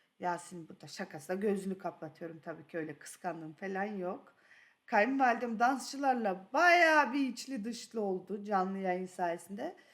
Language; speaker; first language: Turkish; early bilingual, other home language; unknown